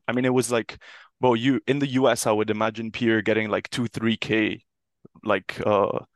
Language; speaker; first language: English; non-native, fluent; Italian